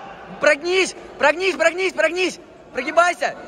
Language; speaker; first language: Russian; native; Russian